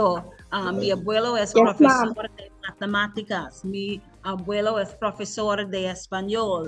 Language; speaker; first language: Spanish; non-native, fluent; English